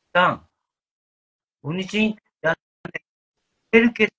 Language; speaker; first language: Turkish; non-native, learner; Japanese